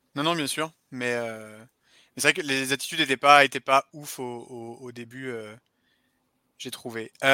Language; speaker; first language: French; native; French